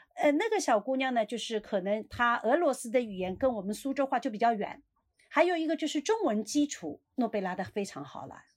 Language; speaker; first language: Chinese; native; Chinese